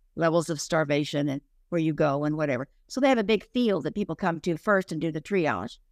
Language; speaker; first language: English; native; English